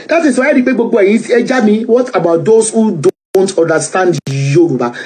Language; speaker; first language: English; non-native, local second language; Yoruba